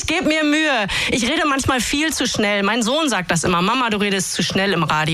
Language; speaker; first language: German; native; German